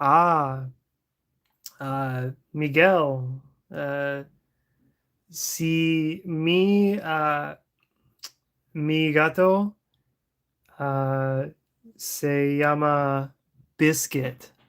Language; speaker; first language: Spanish; non-native, learner; English